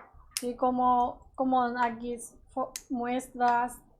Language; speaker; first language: Spanish; non-native, learner; Chinese